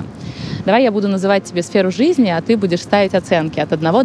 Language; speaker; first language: Russian; native; Russian